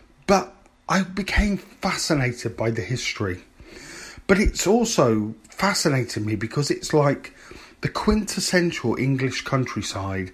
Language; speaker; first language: English; native; English